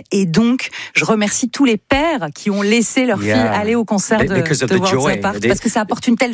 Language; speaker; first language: French; native; French